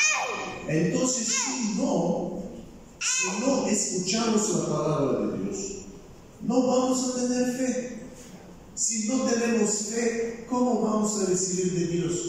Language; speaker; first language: Spanish; non-native, fluent; Bulgarian